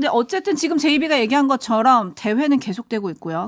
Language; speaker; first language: Korean; native; Korean